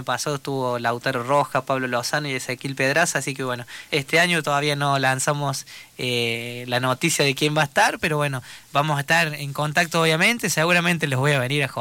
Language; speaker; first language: Spanish; native; Spanish